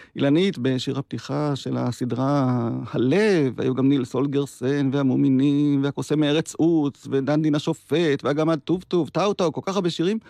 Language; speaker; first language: Hebrew; native; Hebrew